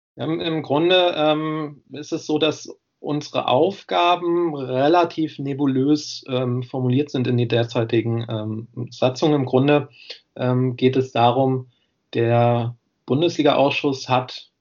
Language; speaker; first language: German; native; German